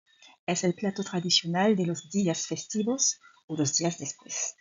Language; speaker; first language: Spanish; non-native, fluent; French